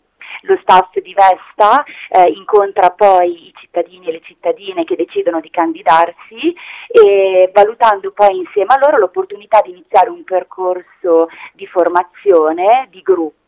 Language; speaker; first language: Italian; native; Italian